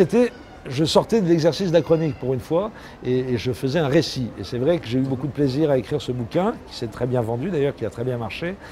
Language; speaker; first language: French; native; French